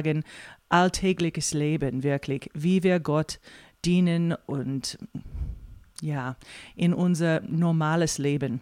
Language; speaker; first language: German; non-native, fluent; English